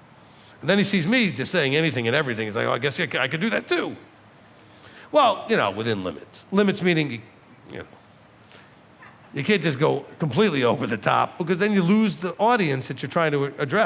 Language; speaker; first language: English; native; English